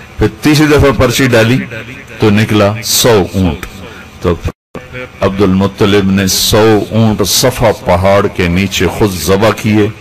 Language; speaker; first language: Urdu; non-native, local second language; Punjabi